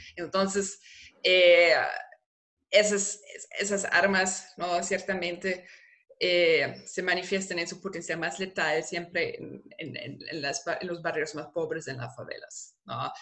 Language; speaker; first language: Spanish; non-native, fluent; German